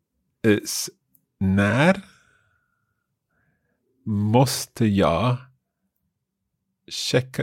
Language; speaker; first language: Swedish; non-native, learner; English